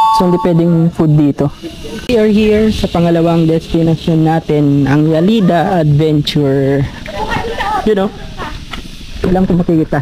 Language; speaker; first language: Filipino; non-native, local second language; Iloko